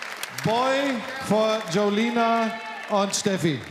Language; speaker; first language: German; native; German